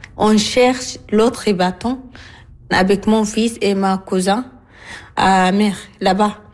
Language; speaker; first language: French; non-native, learner; Arabic